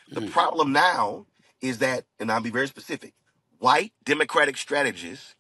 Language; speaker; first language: English; native; English